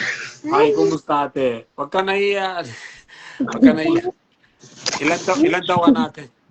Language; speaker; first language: Filipino; non-native, learner; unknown